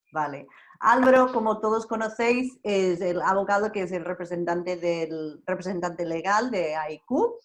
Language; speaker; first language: Spanish; non-native, fluent; English